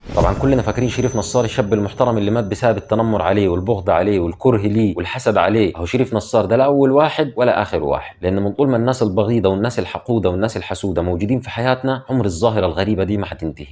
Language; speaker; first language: Arabic; native; Arabic